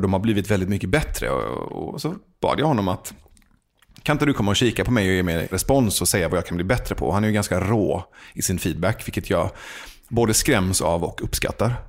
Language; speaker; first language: Swedish; early bilingual, other home language; Persian